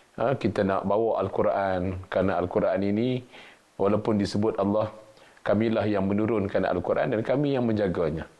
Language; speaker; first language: Malay; native; Malay